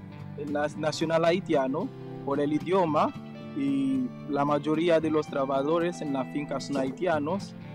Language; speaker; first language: Spanish; non-native, fluent; Haitian Creole